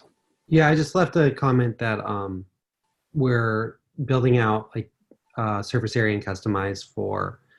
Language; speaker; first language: English; native; English